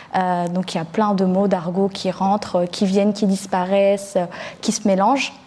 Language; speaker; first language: French; early bilingual, other home language; Arabic